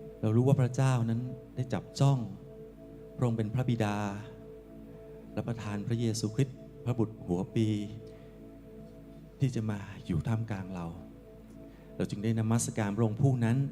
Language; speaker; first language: Thai; native; Thai